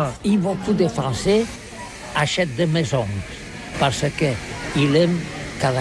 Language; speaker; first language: French; non-native, learner; Catalan